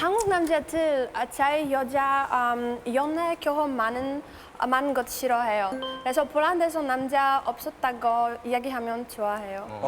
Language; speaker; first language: Korean; non-native, learner; Polish